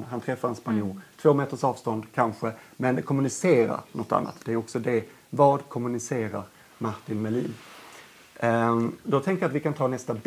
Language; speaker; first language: Swedish; native; Swedish